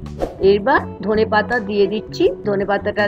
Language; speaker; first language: Bangla; native; Bangla